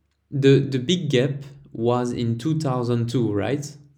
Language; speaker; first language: English; non-native, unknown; French